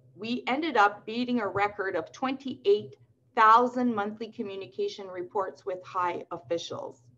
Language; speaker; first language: English; non-native, local second language; French